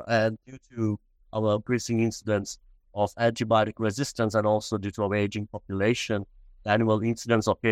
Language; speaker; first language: English; non-native, local second language; Sinhala